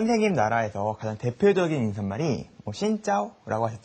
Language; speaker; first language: Korean; native; Korean